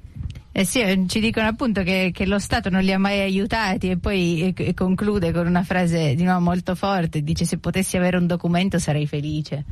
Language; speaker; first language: Italian; native; Italian